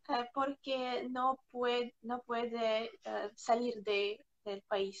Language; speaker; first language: Spanish; non-native, learner; Ukrainian